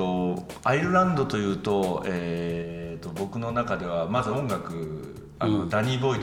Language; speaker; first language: Japanese; native; Japanese